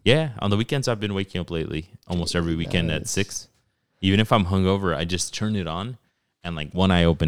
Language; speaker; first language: English; early bilingual, other home language; Spanish